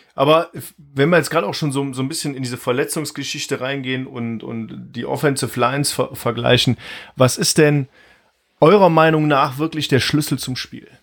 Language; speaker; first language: German; native; German